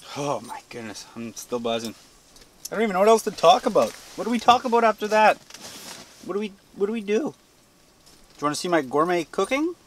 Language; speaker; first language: English; native; English